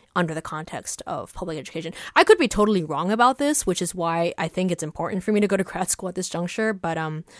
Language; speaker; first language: English; native; English